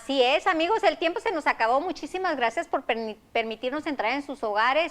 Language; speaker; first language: Spanish; native; Spanish